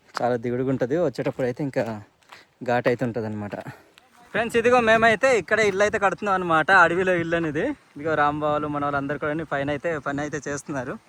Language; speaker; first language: Telugu; non-native, local second language; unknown